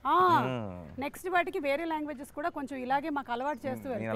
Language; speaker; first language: Telugu; native; Telugu